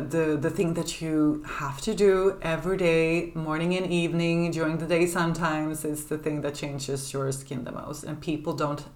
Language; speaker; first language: English; non-native, fluent; Swedish